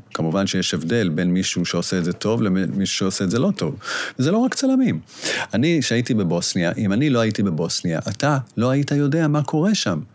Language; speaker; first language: Hebrew; native; Hebrew